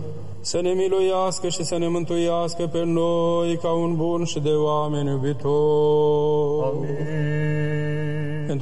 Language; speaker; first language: Romanian; native; Romanian